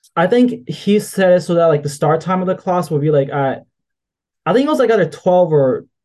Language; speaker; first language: English; native; English